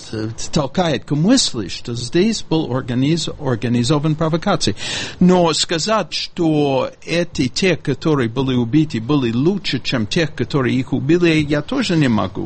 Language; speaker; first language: Russian; non-native, fluent; English